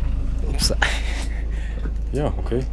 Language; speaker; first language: German; non-native, fluent; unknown